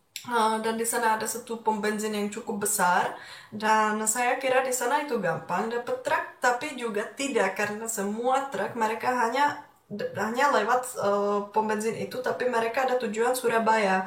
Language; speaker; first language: Indonesian; non-native, fluent; Czech